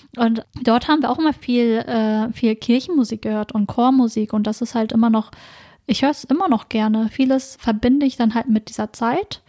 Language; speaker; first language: German; early bilingual, other home language; Vietnamese